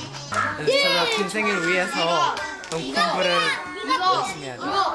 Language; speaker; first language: Korean; early bilingual, other home language; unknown